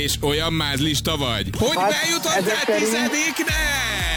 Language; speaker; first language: Hungarian; native; Hungarian